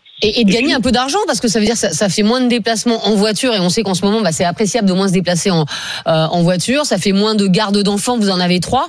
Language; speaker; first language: French; native; French